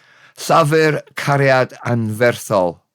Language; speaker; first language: Welsh; non-native, learner; English